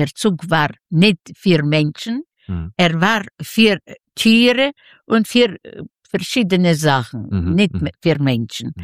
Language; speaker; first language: German; non-native, fluent; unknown